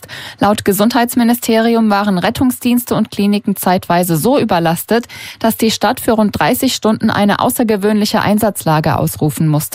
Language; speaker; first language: German; native; German